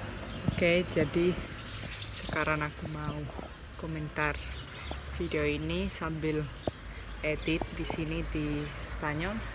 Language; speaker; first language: Indonesian; non-native, fluent; Spanish